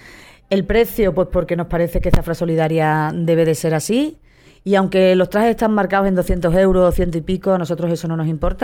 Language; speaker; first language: Spanish; native; Spanish